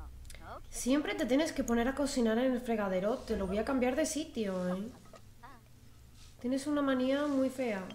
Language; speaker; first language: Spanish; native; Spanish